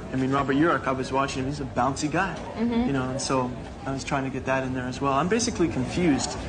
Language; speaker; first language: English; native; English